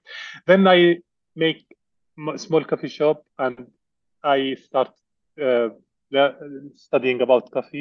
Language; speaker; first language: English; non-native, learner; Arabic